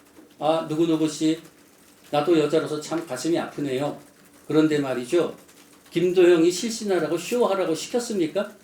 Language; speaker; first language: Korean; native; Korean